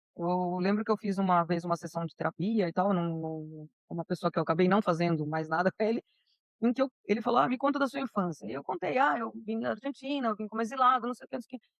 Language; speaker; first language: Portuguese; early bilingual, other home language; Spanish